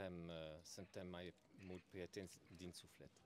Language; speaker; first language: Romanian; non-native, fluent; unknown